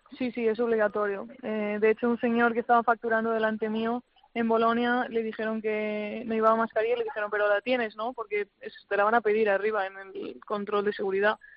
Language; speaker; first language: Spanish; native; Spanish